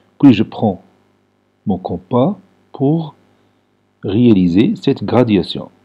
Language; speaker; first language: French; non-native, local second language; Arabic